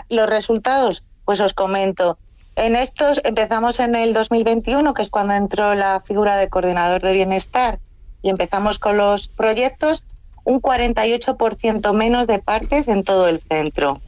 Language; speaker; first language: Spanish; native; Spanish